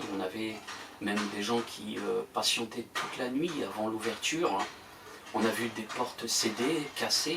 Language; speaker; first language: French; native; French